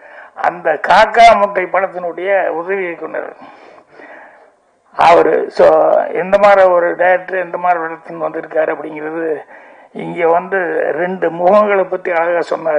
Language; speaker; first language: Tamil; native; Tamil